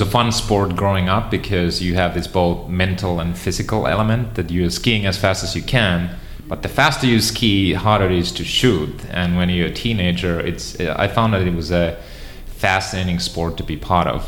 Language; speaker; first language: English; non-native, fluent; Finnish